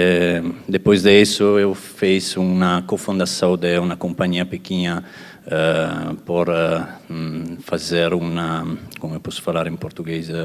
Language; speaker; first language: Portuguese; non-native, fluent; Italian